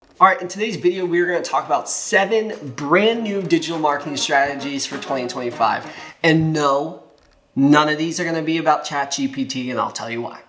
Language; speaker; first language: English; native; English